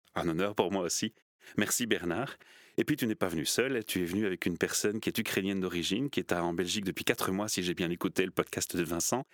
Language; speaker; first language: French; native; French